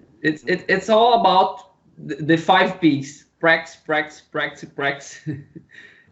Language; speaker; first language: English; non-native, learner; Portuguese